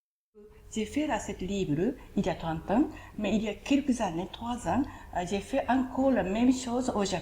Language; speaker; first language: French; non-native, learner; Japanese